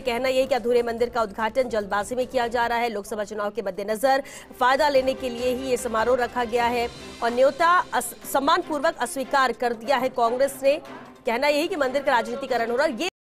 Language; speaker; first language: Hindi; native; Hindi